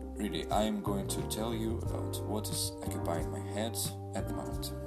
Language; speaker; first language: English; non-native, fluent; Russian